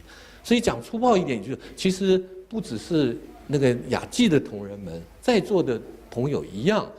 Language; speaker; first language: Chinese; native; Chinese